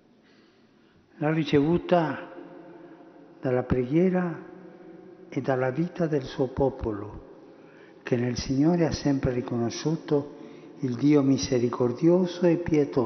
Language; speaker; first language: Italian; early bilingual, heritage; Spanish